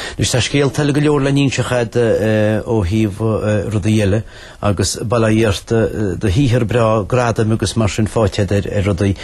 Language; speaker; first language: Irish; native; Irish